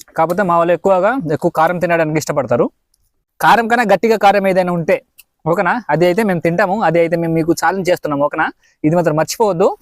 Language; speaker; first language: Telugu; native; Telugu